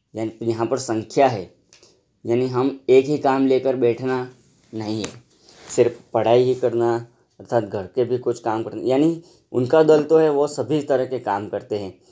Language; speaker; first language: Hindi; non-native, local second language; Gujarati